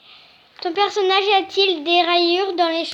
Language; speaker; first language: French; native; French